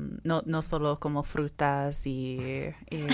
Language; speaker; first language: Spanish; non-native, fluent; Persian